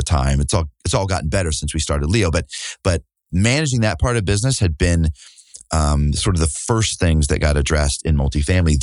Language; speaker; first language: English; native; English